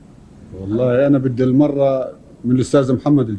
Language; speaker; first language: Arabic; native; Arabic